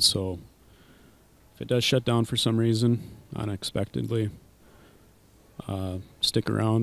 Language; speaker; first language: English; native; English